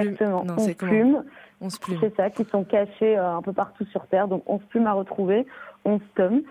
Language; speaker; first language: French; native; French